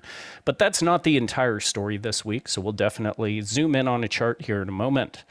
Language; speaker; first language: English; native; English